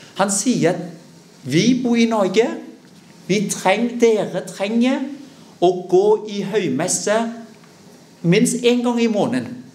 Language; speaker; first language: Norwegian; early bilingual, other home language; Vietnamese